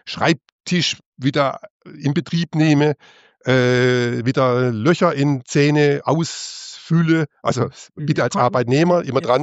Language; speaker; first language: German; native; German